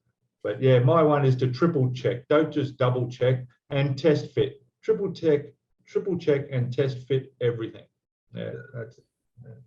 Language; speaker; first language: English; native; English